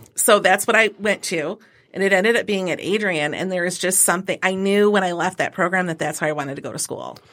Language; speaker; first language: English; native; English